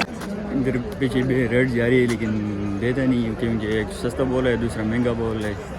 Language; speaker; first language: Hindi; non-native, local second language; Pashto